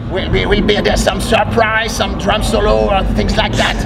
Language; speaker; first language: English; non-native, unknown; French